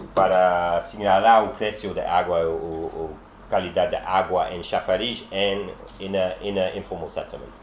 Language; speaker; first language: Portuguese; non-native, learner; English